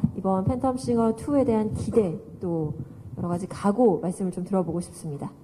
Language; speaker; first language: Korean; native; Korean